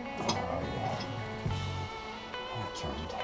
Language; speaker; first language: English; native; English